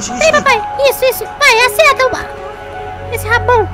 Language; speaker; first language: Portuguese; native; Portuguese